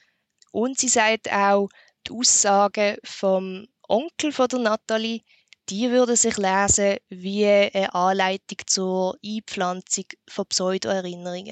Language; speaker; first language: German; native; German